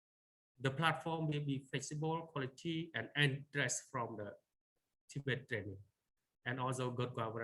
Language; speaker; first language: English; non-native, learner; Khmer